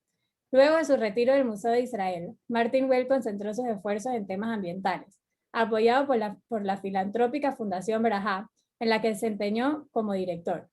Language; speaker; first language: Spanish; native; Spanish